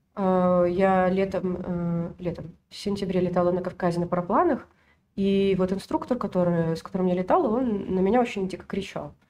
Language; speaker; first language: Russian; native; Russian